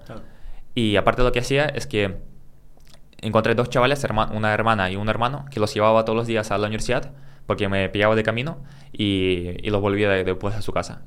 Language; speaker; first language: Spanish; early bilingual, other home language; Russian